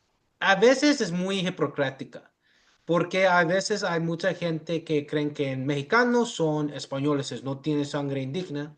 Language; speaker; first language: Spanish; early bilingual, heritage; English